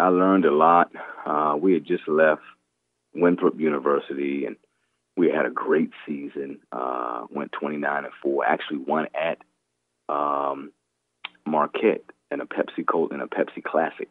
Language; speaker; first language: English; native; English